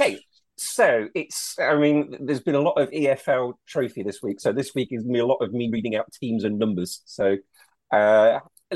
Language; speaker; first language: English; native; English